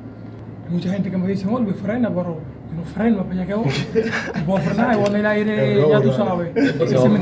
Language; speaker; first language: Spanish; native; Spanish